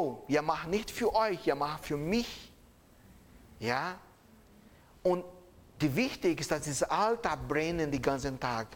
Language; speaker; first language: German; non-native, fluent; Portuguese